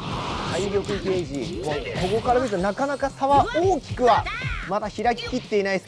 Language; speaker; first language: Japanese; native; Japanese